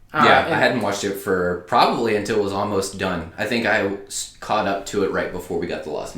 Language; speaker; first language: English; native; English